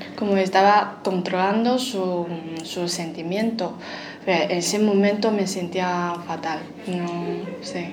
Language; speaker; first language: Spanish; non-native, fluent; Chinese